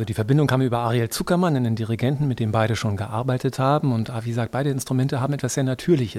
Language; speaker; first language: German; native; German